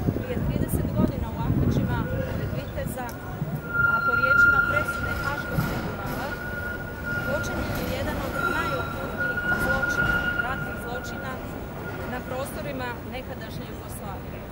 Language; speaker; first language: Croatian; native; Croatian